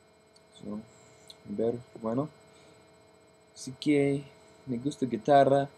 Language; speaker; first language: Spanish; non-native, learner; English